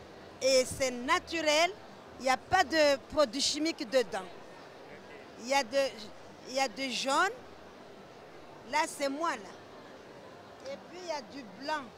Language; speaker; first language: French; non-native, local second language; Comorian